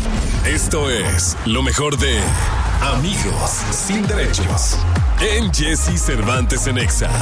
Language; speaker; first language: Spanish; native; Spanish